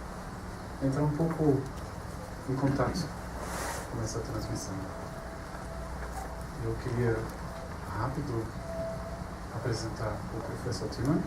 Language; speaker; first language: Portuguese; non-native, fluent; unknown